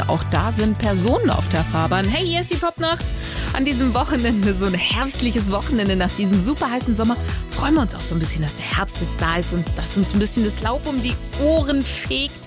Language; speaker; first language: German; native; German